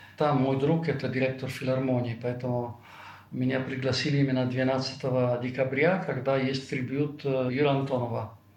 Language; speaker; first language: Russian; non-native, fluent; Italian